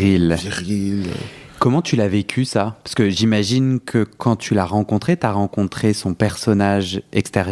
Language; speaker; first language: French; native; French